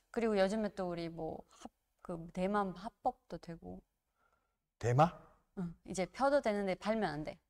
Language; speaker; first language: Korean; non-native, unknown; Georgian